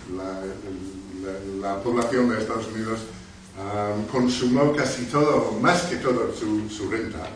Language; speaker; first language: Spanish; non-native, fluent; English